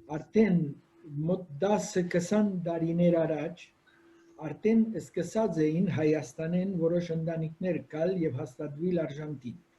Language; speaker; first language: Armenian; early bilingual, heritage; Armenian